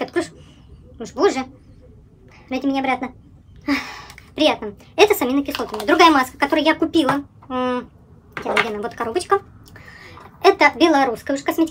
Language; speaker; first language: Russian; native; Russian